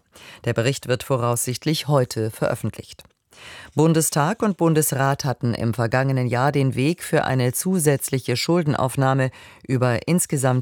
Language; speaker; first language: German; native; German